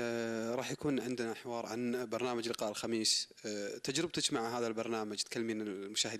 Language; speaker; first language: Arabic; native; Arabic